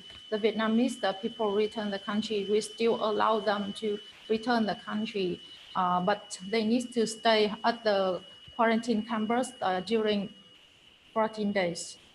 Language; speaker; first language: English; non-native, fluent; Vietnamese